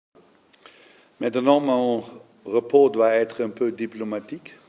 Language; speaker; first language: French; non-native, fluent; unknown